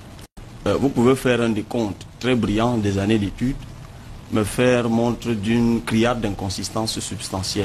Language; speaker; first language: French; non-native, local second language; Basaa